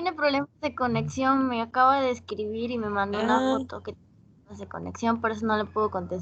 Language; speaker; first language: Spanish; native; Spanish